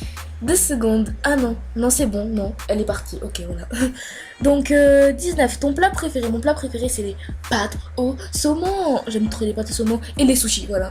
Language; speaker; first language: French; native; French